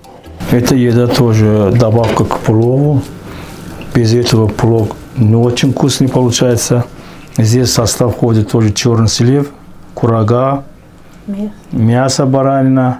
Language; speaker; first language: Russian; non-native, fluent; Azerbaijani